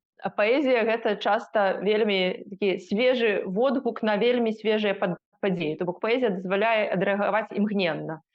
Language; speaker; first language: Belarusian; non-native, local second language; Russian